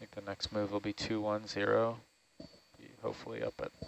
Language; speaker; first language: English; native; English